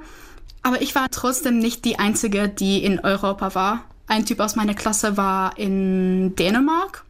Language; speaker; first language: German; non-native, fluent; Czech